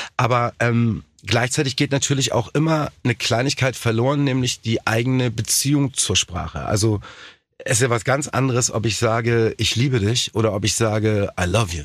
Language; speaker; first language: German; native; German